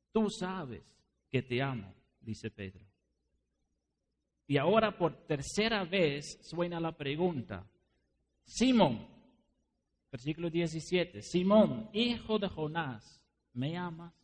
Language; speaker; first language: Spanish; non-native, fluent; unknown